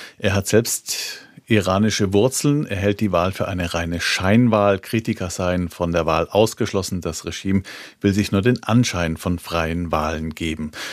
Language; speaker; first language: German; native; German